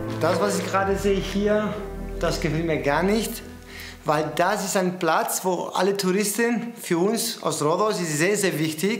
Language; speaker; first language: German; non-native, fluent; Greek